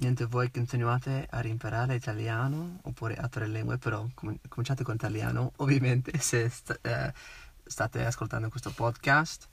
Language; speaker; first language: Italian; non-native, fluent; English